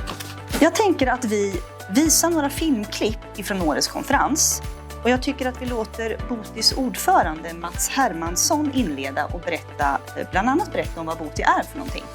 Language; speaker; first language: Swedish; native; Swedish